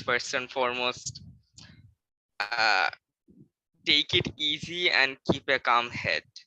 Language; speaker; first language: English; non-native, local second language; Bangla